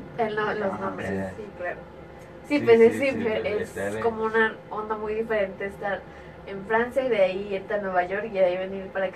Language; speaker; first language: Spanish; native; Spanish